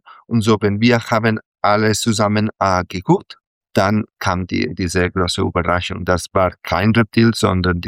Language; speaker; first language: German; non-native, fluent; Catalan